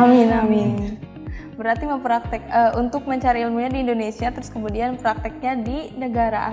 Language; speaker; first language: Indonesian; native; Indonesian